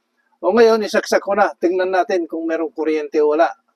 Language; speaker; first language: Filipino; native; Filipino